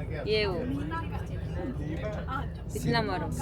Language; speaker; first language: Korean; non-native, learner; Mongolian